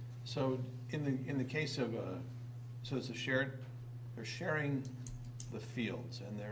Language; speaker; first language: English; native; English